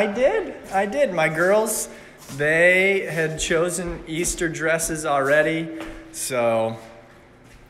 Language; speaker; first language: English; native; English